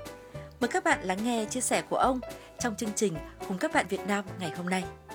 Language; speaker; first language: Vietnamese; native; Vietnamese